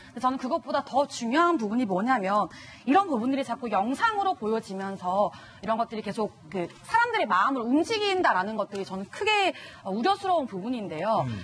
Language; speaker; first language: Korean; native; Korean